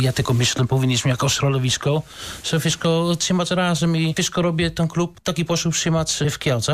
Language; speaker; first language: Polish; non-native, learner; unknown